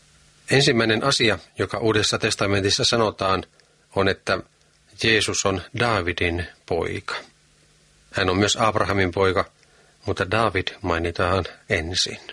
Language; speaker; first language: Finnish; native; Finnish